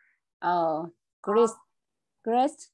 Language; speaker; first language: English; non-native, learner; Vietnamese